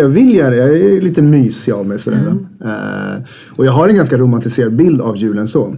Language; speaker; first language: Swedish; native; Swedish